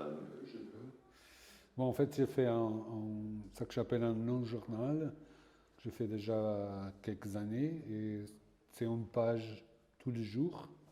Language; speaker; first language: French; non-native, fluent; Portuguese